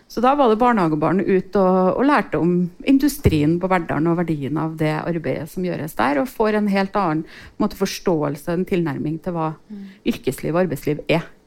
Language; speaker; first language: Norwegian; native; Norwegian